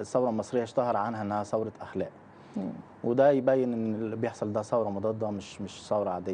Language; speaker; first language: Arabic; native; Arabic